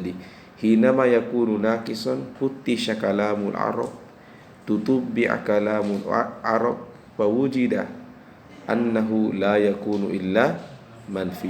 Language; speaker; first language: Arabic; non-native, fluent; Indonesian